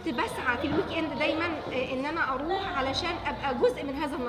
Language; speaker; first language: Arabic; native; Arabic